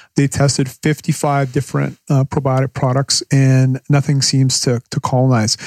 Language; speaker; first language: English; native; English